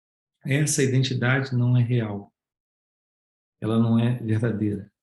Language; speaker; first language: Portuguese; native; Portuguese